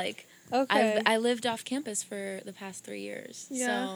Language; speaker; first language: English; early bilingual, other home language; Portuguese